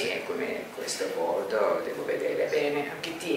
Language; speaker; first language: Italian; non-native, learner; Japanese